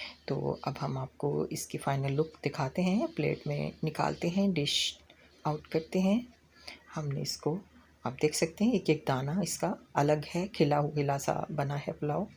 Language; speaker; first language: Hindi; non-native, local second language; Punjabi